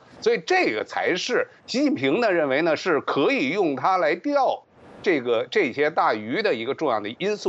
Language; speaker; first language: Chinese; native; Chinese